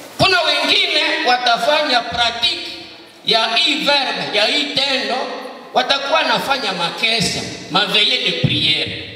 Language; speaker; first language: Swahili; non-native, local second language; Nande